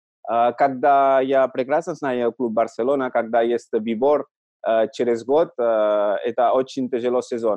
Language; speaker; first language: Russian; non-native, learner; Catalan